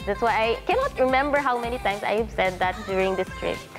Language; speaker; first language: English; non-native, local second language; Filipino